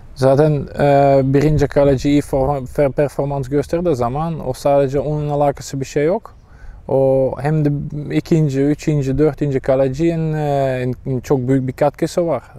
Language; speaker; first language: Turkish; non-native, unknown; Dutch